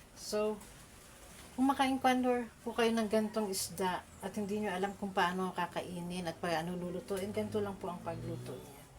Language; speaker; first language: Filipino; native; Filipino